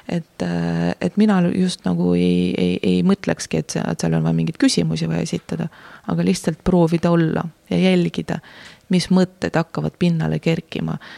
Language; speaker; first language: Estonian; non-native, local second language; Russian